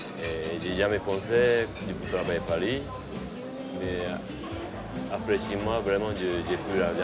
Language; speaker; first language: French; non-native, fluent; Japanese